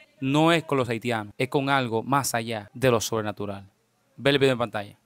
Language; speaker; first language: Spanish; native; Spanish